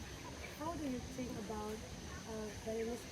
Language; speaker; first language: English; non-native, learner; Indonesian